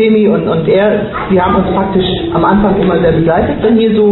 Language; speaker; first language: German; native; German